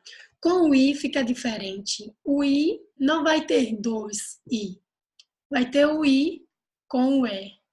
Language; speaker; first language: Portuguese; non-native, fluent; Dutch